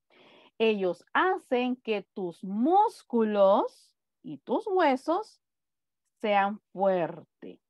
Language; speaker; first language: Spanish; native; Spanish